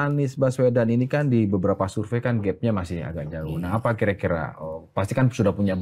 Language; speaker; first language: Indonesian; native; Indonesian